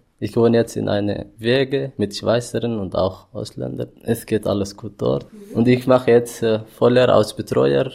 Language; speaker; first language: German; non-native, learner; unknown